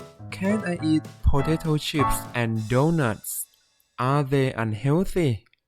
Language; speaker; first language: English; non-native, fluent; Thai